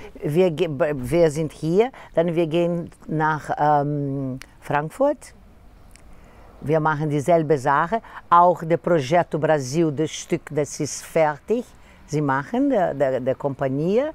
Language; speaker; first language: German; non-native, learner; Portuguese